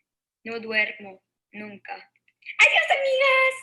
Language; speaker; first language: Spanish; non-native, learner; English